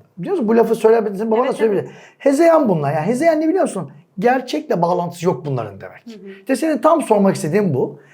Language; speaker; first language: Turkish; native; Turkish